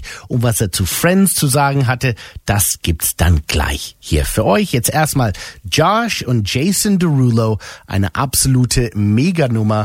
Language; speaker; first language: German; native; German